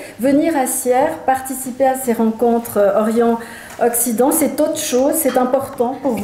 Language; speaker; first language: French; native; French